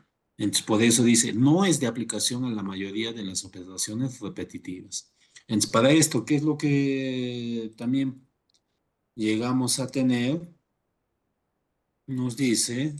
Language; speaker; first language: Spanish; native; Spanish